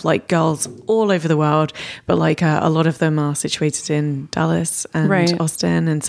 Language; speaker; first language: English; native; English